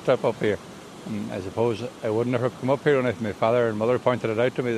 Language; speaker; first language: English; native; English